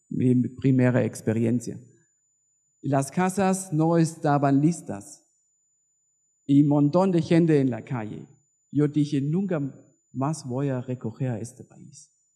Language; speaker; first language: Spanish; non-native, fluent; German